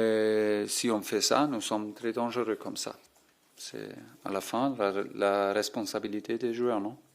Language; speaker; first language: French; non-native, fluent; German